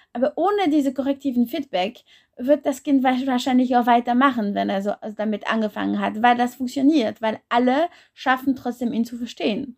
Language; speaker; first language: German; non-native, fluent; French